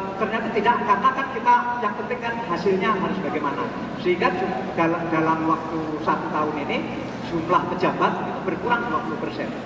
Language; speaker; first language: Indonesian; non-native, local second language; Javanese